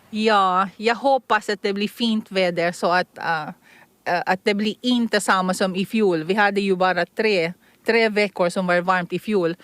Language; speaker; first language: Swedish; non-native, fluent; Filipino